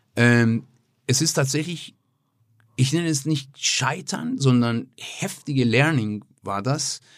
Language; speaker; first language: German; non-native, fluent; Persian